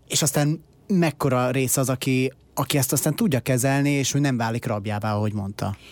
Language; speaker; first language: Hungarian; native; Hungarian